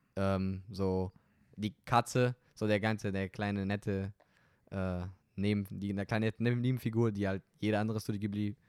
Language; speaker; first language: German; non-native, fluent; Romanian